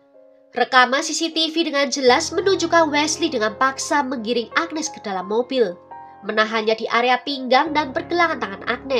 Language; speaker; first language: Indonesian; native; Indonesian